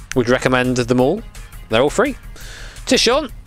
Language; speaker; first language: English; native; English